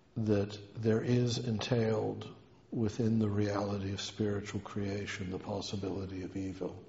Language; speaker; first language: English; native; English